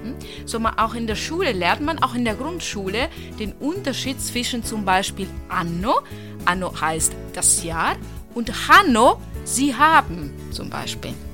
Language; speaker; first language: German; non-native, fluent; Italian